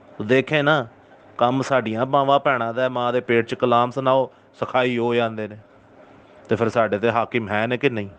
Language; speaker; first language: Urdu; non-native, local second language; Punjabi